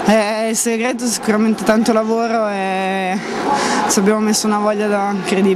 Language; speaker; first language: Italian; native; Italian